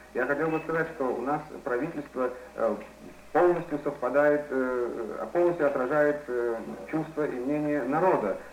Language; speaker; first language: Russian; native; Russian